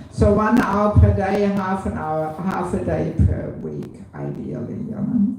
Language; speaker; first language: English; non-native, fluent; German